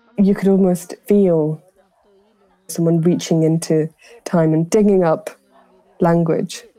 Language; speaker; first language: English; early bilingual, other home language; Pahari-Potwari